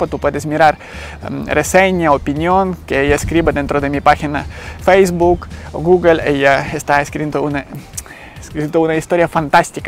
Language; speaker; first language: Spanish; non-native, learner; Ukrainian